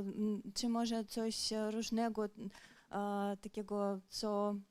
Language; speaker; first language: Polish; non-native, fluent; Belarusian